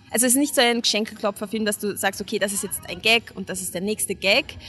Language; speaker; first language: German; non-native, fluent; Hungarian